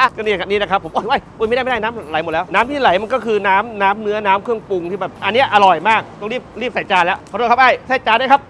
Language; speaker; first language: Thai; native; Thai